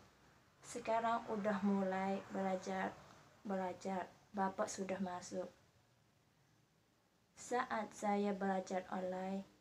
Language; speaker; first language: Indonesian; non-native, learner; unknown